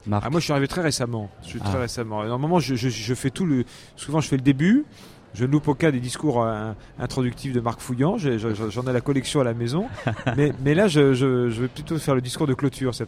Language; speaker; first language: French; native; French